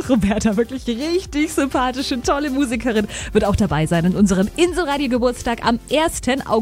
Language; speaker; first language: German; native; German